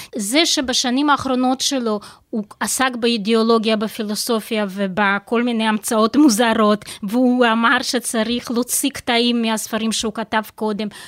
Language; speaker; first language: Hebrew; non-native, fluent; Russian